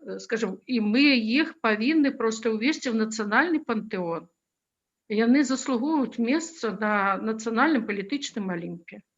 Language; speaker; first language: Belarusian; non-native, local second language; Russian